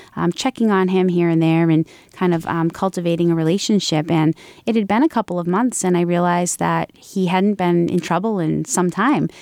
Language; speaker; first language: English; native; English